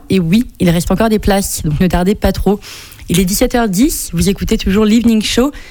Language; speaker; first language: French; native; French